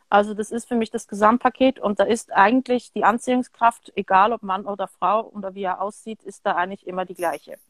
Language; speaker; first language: German; native; German